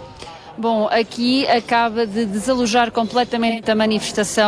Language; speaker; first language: Portuguese; native; Portuguese